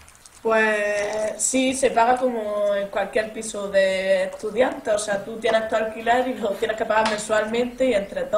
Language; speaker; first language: Spanish; native; Spanish